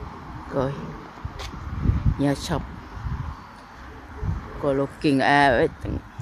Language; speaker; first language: English; non-native, learner; Thai